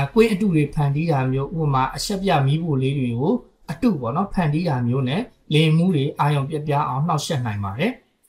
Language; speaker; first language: Burmese; native; Burmese